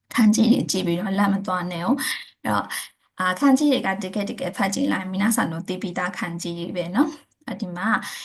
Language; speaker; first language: Burmese; native; Burmese